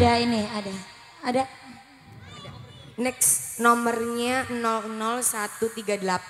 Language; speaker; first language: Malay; non-native, local second language; Javanese